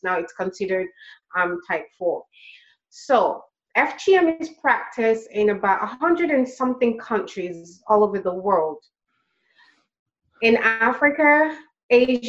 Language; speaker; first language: English; non-native, local second language; Krio